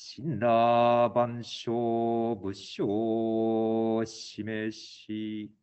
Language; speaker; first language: Japanese; native; Japanese